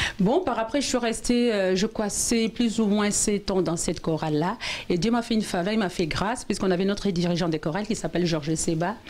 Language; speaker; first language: French; non-native, local second language; Lingala